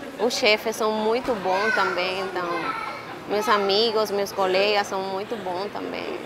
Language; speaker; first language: Portuguese; non-native, learner; Spanish